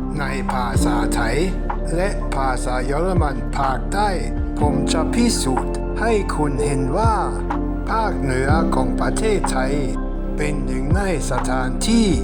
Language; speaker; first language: Thai; non-native, fluent; German